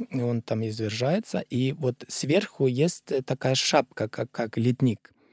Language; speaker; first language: Russian; non-native, fluent; Icelandic